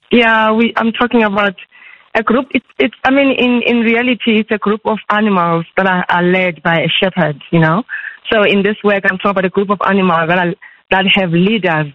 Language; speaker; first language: English; non-native, local second language; Xhosa